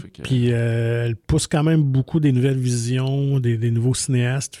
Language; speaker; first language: French; native; French